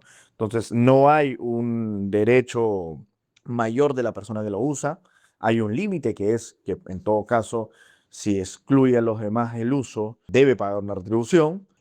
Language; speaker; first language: Spanish; native; Spanish